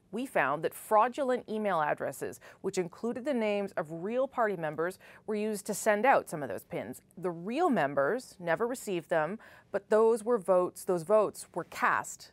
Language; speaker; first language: English; native; English